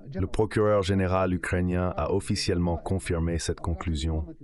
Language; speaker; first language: French; non-native, fluent; Ukrainian